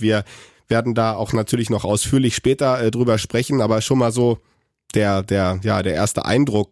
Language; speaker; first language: German; native; German